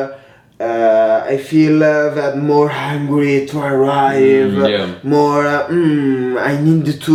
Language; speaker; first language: English; non-native, learner; Italian